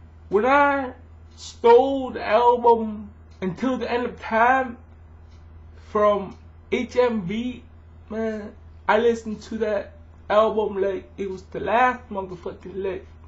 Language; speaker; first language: English; early bilingual, other home language; Vietnamese